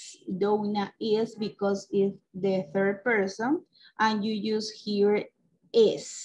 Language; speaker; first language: English; non-native, local second language; Spanish